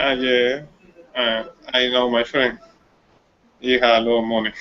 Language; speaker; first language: English; non-native, learner; Spanish